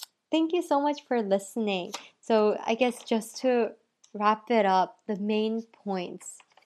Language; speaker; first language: English; early bilingual, other home language; Korean